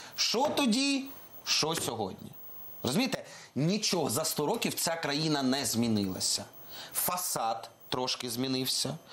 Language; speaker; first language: Ukrainian; non-native, local second language; Russian